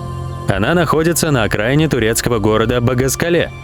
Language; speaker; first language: Russian; native; Russian